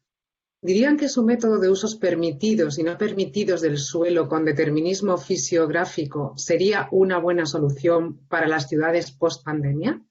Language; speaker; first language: Spanish; native; Spanish